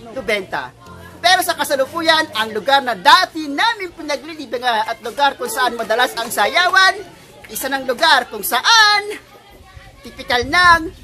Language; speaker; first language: Filipino; native; Filipino